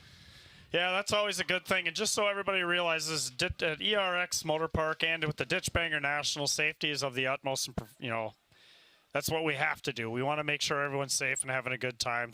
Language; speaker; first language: English; native; English